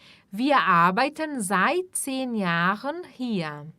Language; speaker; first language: German; non-native, fluent; Portuguese